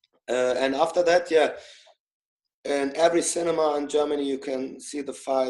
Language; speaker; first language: English; non-native, fluent; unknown